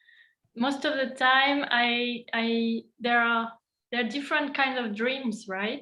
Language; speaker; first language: English; non-native, fluent; French